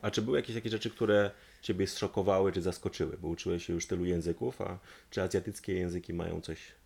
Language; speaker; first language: Polish; native; Polish